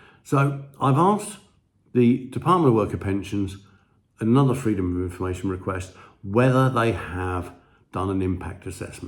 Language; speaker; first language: English; native; English